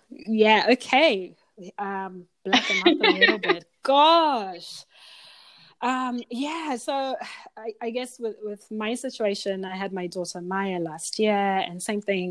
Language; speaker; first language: English; non-native, local second language; Shona